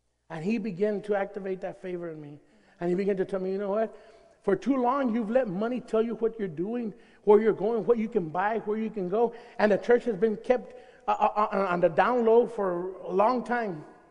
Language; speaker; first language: English; early bilingual, other home language; Spanish